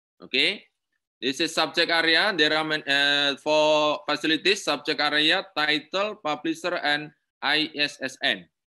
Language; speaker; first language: English; non-native, learner; Indonesian